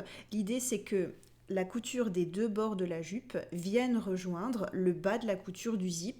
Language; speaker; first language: French; native; French